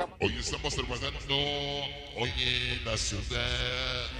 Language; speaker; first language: Spanish; native; Spanish